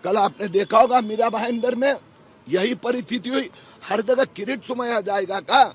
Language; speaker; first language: Hindi; non-native, local second language; Gujarati